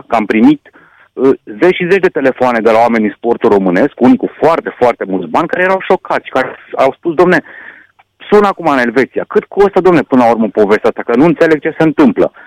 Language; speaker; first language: Romanian; non-native, local second language; Hungarian